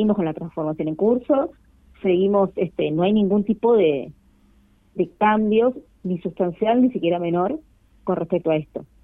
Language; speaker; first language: Spanish; native; Spanish